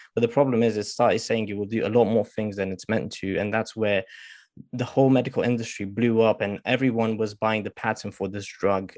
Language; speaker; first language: English; non-native, fluent; Romanian